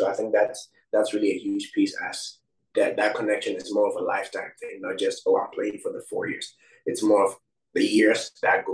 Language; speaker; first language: English; non-native, local second language; Akan